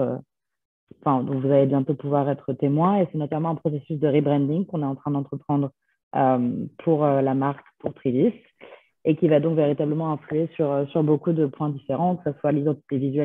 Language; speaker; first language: French; native; French